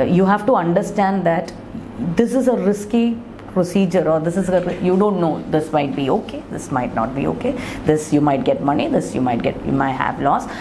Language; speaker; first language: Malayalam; non-native, local second language; Tamil